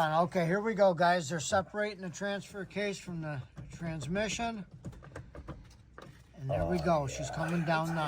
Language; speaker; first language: English; native; English